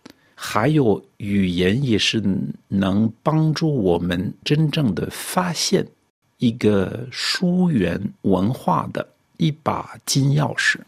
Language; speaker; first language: Chinese; non-native, fluent; French